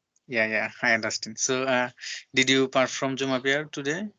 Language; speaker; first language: English; non-native, learner; Bangla